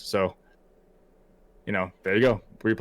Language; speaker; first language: English; native; English